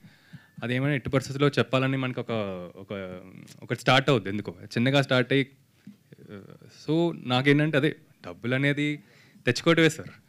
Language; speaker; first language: Telugu; native; Telugu